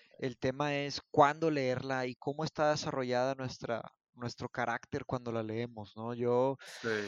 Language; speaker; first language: Spanish; early bilingual, other home language; Portuguese